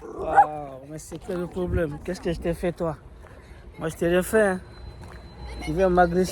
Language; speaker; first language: French; native; French